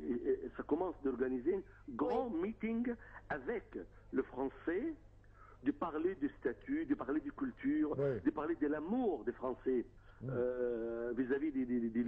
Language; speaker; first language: French; non-native, fluent; Arabic